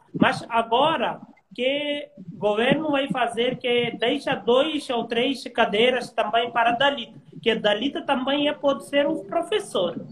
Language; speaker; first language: Portuguese; non-native, learner; Hindi